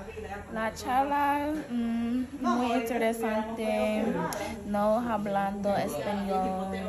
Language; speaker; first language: Spanish; non-native, learner; English